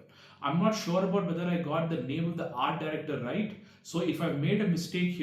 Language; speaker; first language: English; non-native, local second language; Tamil